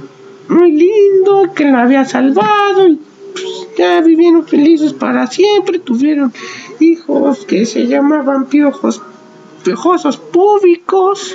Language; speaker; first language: Spanish; native; Spanish